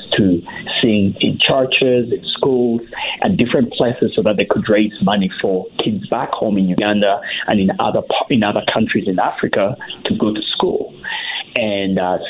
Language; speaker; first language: English; early bilingual, other home language; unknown